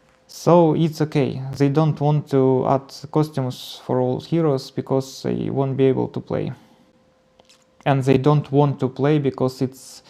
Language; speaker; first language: English; non-native, learner; Ukrainian